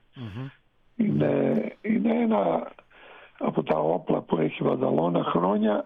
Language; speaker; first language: Greek; non-native, fluent; Serbian